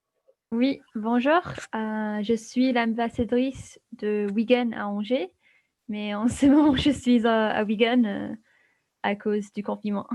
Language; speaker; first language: French; non-native, fluent; English